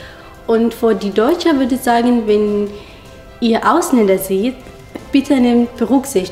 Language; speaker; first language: German; non-native, fluent; Arabic